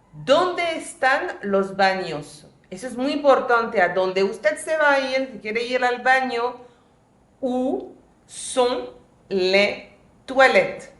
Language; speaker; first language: Spanish; non-native, fluent; French